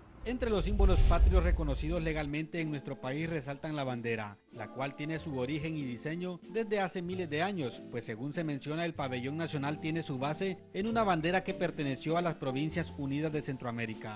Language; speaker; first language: Spanish; native; Spanish